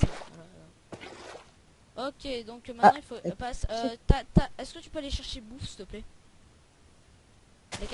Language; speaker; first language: French; native; French